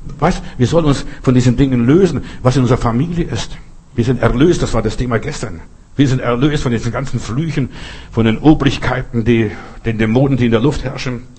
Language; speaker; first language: German; non-native, fluent; Russian